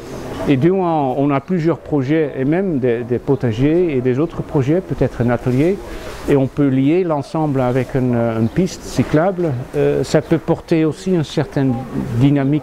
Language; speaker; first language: French; non-native, fluent; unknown